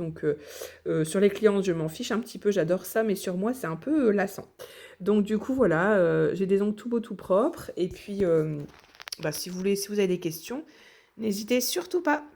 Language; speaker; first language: French; native; French